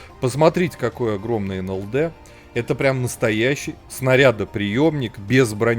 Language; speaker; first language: Russian; native; Russian